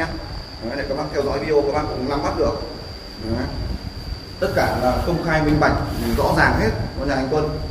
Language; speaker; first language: Vietnamese; native; Vietnamese